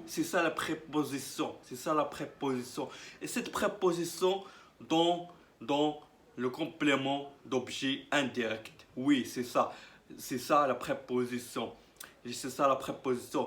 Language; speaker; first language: French; non-native, learner; Arabic